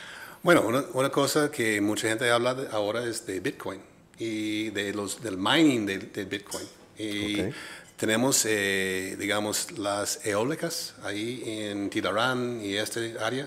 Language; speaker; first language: Spanish; non-native, fluent; English